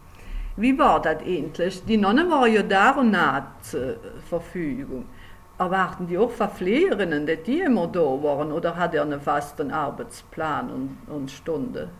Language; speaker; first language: German; native; German